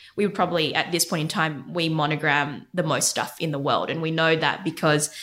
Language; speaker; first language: English; native; English